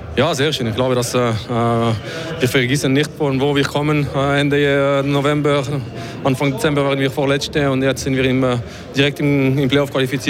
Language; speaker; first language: German; non-native, fluent; French